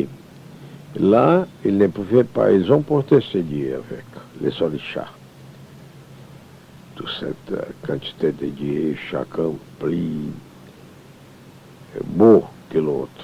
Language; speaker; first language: French; non-native, fluent; Portuguese